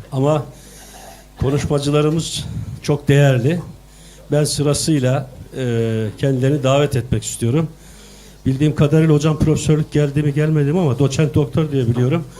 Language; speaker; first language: Turkish; native; Turkish